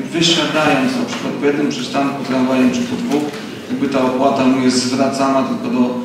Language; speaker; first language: Polish; native; Polish